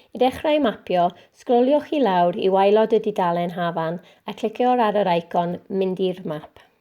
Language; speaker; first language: Welsh; non-native, local second language; English